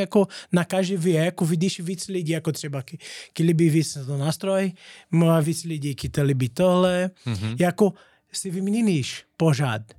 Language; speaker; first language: Czech; non-native, learner; Portuguese